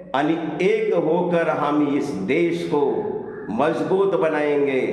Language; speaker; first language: Hindi; non-native, local second language; Marathi